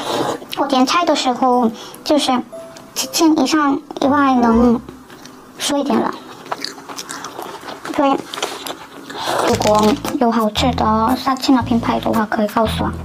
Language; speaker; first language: Chinese; non-native, learner; Korean